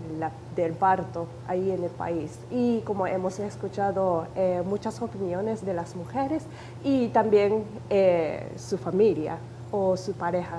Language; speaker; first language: Spanish; non-native, fluent; Japanese